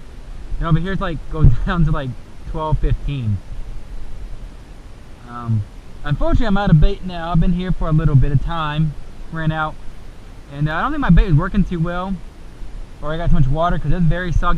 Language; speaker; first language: English; native; English